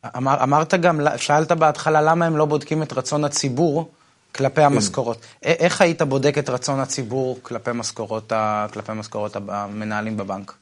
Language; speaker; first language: Hebrew; native; Hebrew